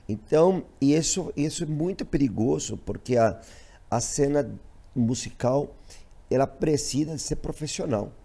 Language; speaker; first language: Portuguese; non-native, fluent; Spanish